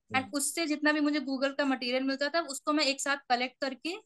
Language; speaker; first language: Hindi; native; Hindi